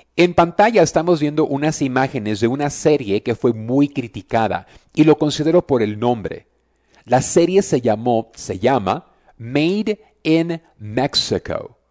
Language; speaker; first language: Spanish; early bilingual, heritage; Spanish